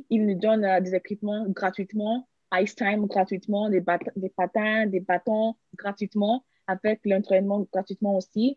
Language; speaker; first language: French; non-native, learner; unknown